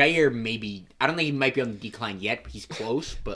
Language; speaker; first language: English; native; English